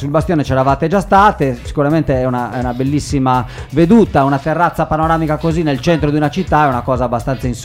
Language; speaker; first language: Italian; native; Italian